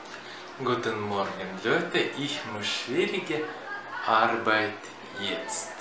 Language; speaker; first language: German; non-native, learner; Russian